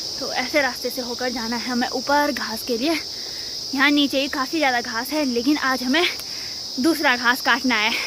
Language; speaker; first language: Hindi; native; Hindi